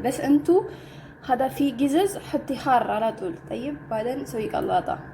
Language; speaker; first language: Arabic; non-native, learner; Amharic